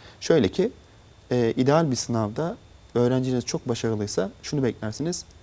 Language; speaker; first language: Turkish; native; Turkish